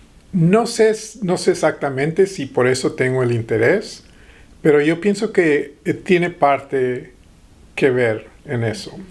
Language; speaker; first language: Spanish; early bilingual, heritage; Spanish